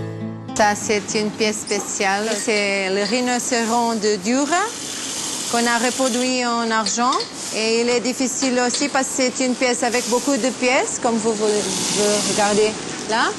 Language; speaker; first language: French; non-native, fluent; Portuguese